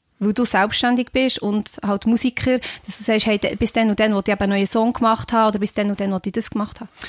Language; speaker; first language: German; native; German